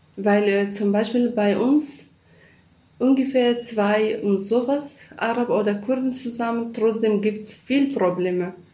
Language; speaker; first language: German; non-native, learner; Kurdish